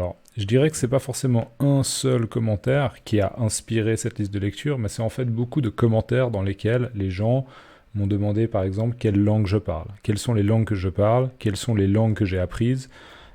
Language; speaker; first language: French; native; French